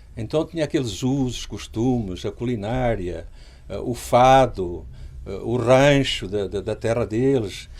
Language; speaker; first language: Portuguese; native; Portuguese